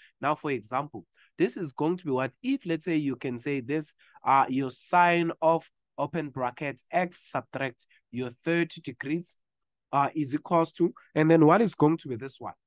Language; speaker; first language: English; non-native, local second language; Zulu